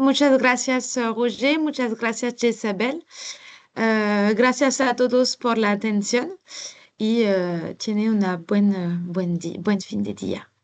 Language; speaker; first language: Spanish; non-native, learner; French